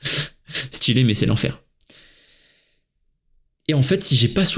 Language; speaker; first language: French; native; French